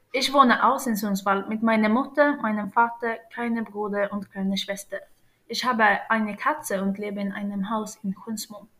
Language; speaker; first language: German; non-native, learner; Swedish